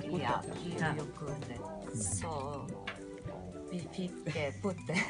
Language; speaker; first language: Swedish; non-native, learner; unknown